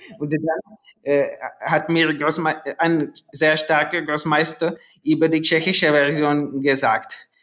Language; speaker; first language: German; non-native, learner; Czech